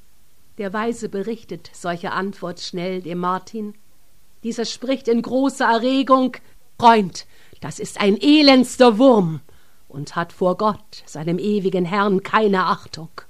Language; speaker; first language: German; native; German